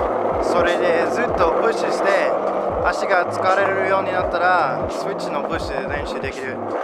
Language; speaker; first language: Japanese; non-native, fluent; English